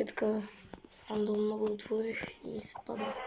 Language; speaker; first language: Bulgarian; native; Bulgarian